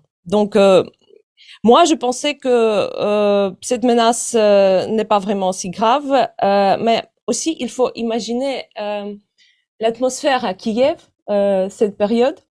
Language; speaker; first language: French; non-native, fluent; Ukrainian